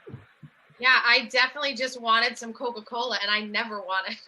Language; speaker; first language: English; native; English